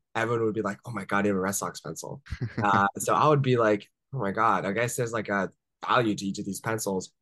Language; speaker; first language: English; native; English